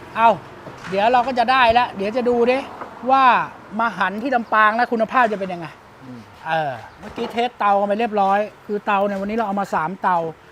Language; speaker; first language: Thai; native; Thai